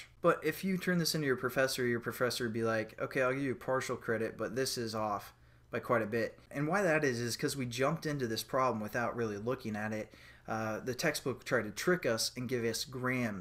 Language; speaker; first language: English; native; English